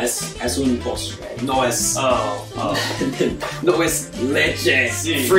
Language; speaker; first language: Spanish; non-native, learner; English